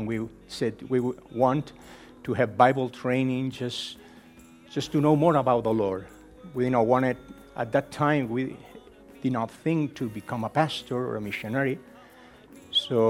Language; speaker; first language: English; non-native, fluent; Spanish